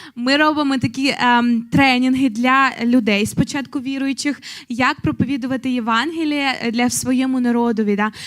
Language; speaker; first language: Ukrainian; native; Ukrainian